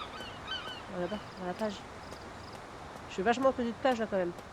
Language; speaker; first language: French; native; French